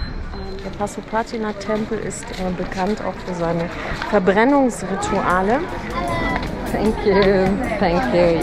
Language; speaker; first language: German; native; German